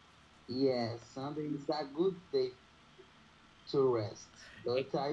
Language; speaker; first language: English; non-native, learner; Portuguese